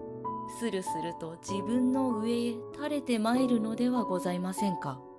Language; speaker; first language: Japanese; native; Japanese